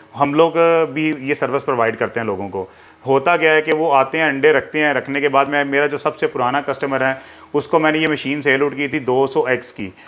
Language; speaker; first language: Urdu; native; Urdu